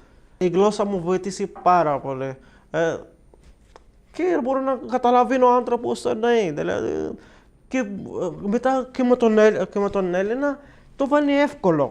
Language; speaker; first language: Greek; non-native, learner; Arabic